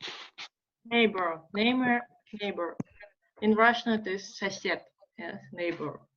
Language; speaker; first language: English; non-native, fluent; Russian